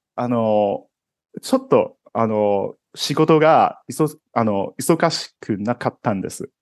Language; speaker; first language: Japanese; non-native, fluent; Cantonese